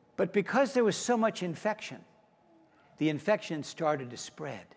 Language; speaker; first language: English; native; English